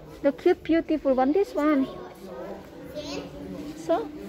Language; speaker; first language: English; non-native, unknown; Indonesian